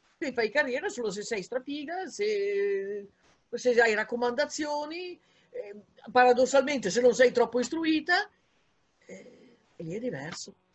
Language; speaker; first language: Italian; native; Italian